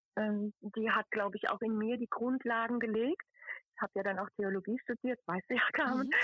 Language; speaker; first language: German; native; German